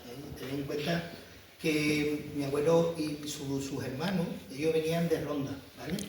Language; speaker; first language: Spanish; native; Spanish